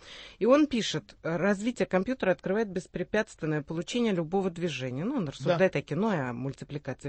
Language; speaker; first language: Russian; native; Russian